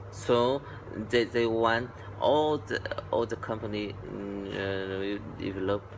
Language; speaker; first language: English; non-native, learner; Vietnamese